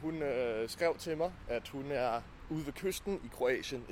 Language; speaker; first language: Danish; native; Danish